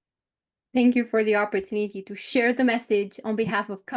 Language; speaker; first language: English; non-native, fluent; Romanian